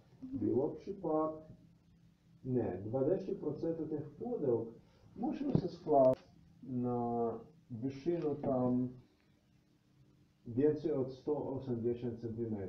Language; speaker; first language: Polish; non-native, learner; Slovenian